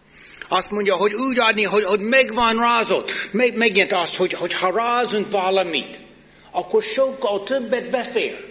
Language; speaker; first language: Hungarian; non-native, fluent; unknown